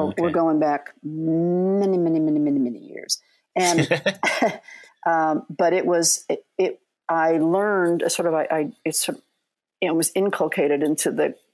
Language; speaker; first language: English; native; English